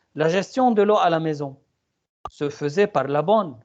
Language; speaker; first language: French; non-native, local second language; Arabic